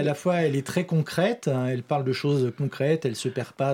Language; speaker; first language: French; native; French